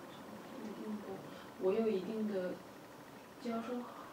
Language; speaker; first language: Chinese; non-native, fluent; Russian